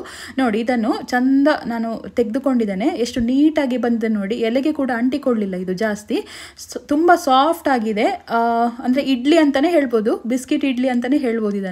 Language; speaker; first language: Kannada; native; Kannada